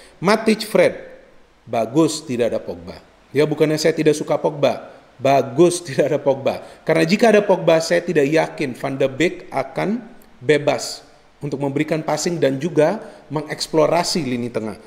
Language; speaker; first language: Indonesian; native; Indonesian